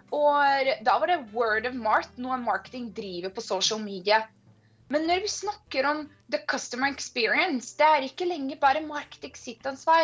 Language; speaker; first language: Norwegian; non-native, fluent; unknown